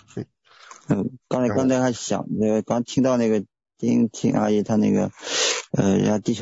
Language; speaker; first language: Chinese; native; Chinese